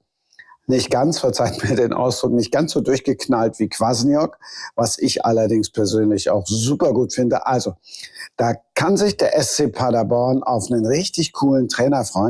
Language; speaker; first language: German; native; German